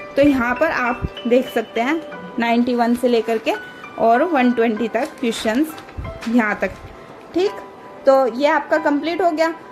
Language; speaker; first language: Hindi; native; Hindi